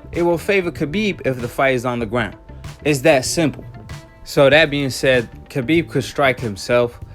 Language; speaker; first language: English; native; English